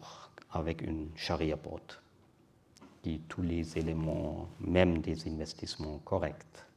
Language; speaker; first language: French; non-native, learner; German